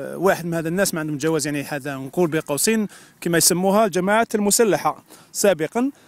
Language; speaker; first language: Arabic; native; Arabic